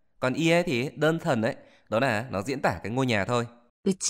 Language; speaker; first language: Vietnamese; native; Vietnamese